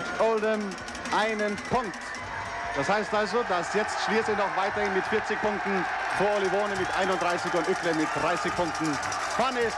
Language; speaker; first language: German; native; German